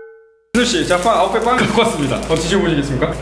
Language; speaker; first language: Korean; native; Korean